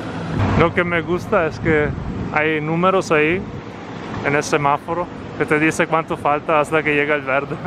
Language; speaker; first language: Spanish; non-native, fluent; Italian